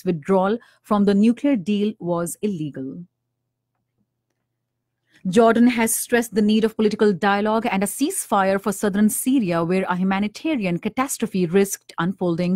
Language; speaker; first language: English; non-native, local second language; Urdu